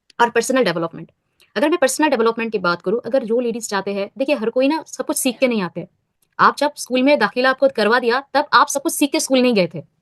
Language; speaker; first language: Hindi; non-native, local second language; Bangla